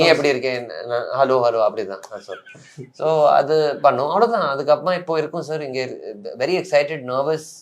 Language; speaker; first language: Tamil; non-native, fluent; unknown